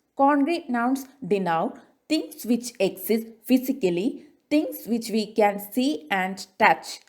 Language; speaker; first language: English; non-native, local second language; Malayalam